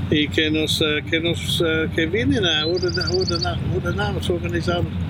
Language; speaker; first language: Spanish; non-native, fluent; English